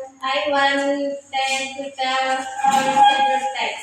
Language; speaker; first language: English; non-native, learner; Indonesian